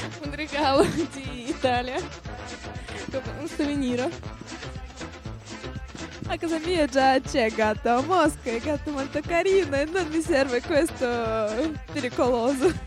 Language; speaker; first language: Italian; non-native, learner; Russian